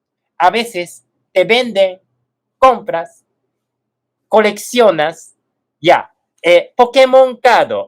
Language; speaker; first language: Spanish; non-native, fluent; Japanese